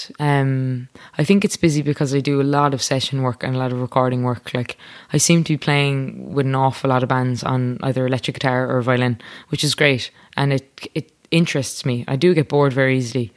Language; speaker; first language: English; native; English